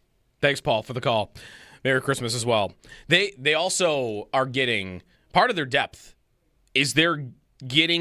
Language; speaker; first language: English; native; English